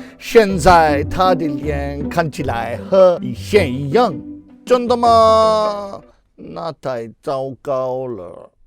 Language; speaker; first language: Chinese; non-native, learner; English